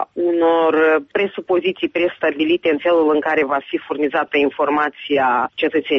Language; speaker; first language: Romanian; native; Romanian